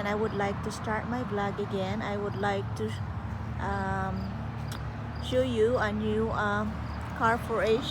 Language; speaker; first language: English; non-native, fluent; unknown